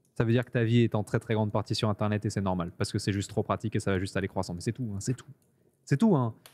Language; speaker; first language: French; native; French